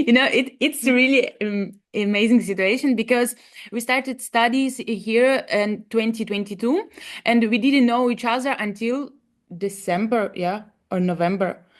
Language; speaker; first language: English; non-native, learner; Russian